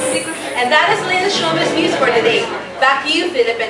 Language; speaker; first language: English; non-native, local second language; Filipino